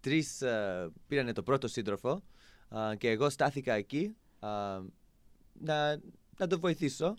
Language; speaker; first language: Greek; non-native, fluent; English